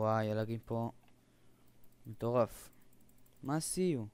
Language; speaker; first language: Hebrew; native; Hebrew